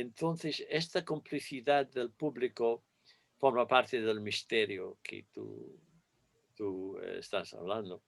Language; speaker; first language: Spanish; non-native, fluent; English